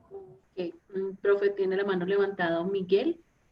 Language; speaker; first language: Spanish; native; Spanish